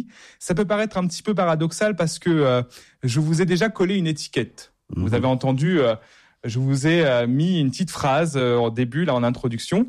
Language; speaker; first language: French; native; French